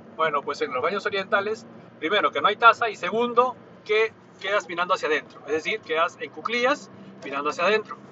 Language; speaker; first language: Spanish; native; Spanish